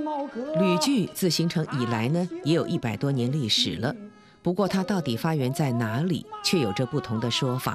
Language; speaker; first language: Chinese; native; Chinese